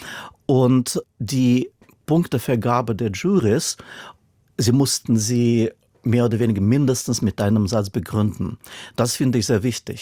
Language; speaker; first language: German; non-native, fluent; Russian